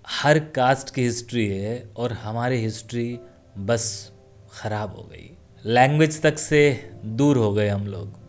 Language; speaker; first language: Hindi; native; Hindi